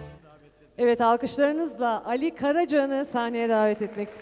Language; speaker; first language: Turkish; native; Turkish